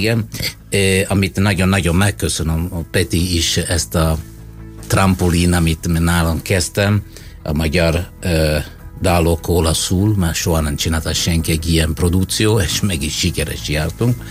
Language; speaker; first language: Hungarian; non-native, fluent; Italian